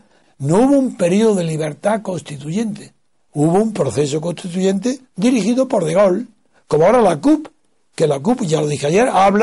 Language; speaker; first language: Spanish; native; Spanish